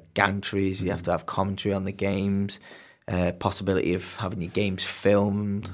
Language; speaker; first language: English; native; English